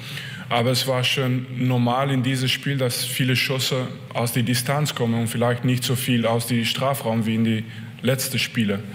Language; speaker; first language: German; non-native, fluent; French